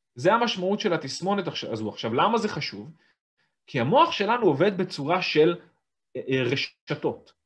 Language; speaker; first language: Hebrew; native; Hebrew